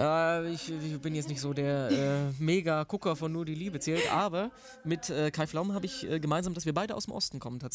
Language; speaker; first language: German; native; German